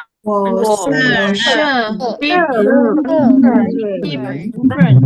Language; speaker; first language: Chinese; non-native, learner; Indonesian